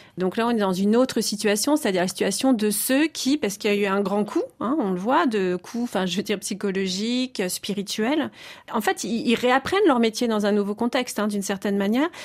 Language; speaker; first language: French; native; French